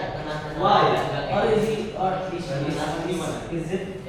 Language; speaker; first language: English; non-native, learner; Indonesian